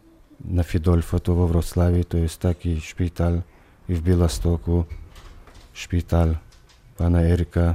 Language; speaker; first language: Polish; non-native, learner; Chechen